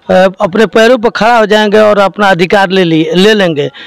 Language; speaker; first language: Hindi; native; Hindi